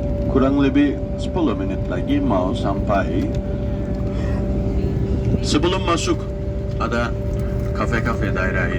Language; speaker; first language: Indonesian; non-native, learner; Turkish